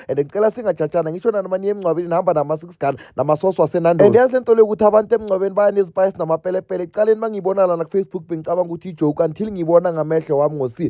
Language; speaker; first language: Zulu; native; Zulu